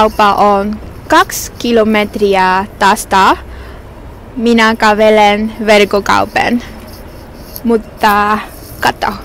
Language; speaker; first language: Finnish; non-native, learner; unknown